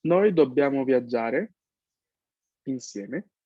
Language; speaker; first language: Italian; non-native, fluent; Spanish